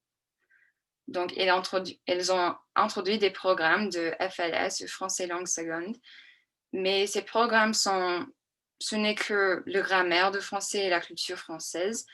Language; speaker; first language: French; non-native, fluent; English